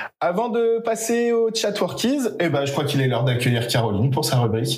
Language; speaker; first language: French; native; French